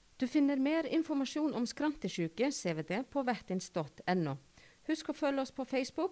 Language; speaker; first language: Norwegian; native; Norwegian